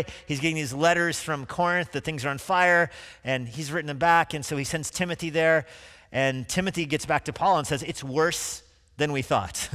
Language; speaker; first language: English; native; English